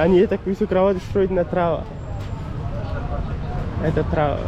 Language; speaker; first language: Russian; non-native, learner; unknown